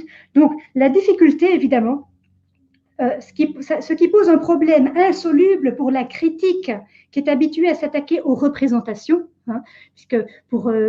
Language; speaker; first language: French; native; French